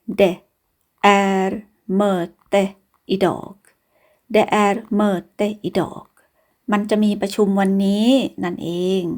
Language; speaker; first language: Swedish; non-native, fluent; Thai